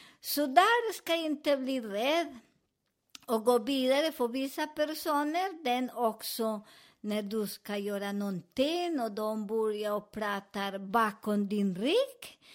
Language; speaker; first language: Swedish; non-native, fluent; Spanish